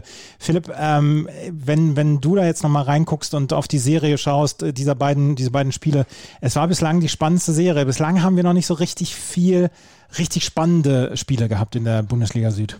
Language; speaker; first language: German; native; German